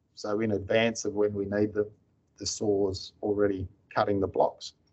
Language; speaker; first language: English; native; English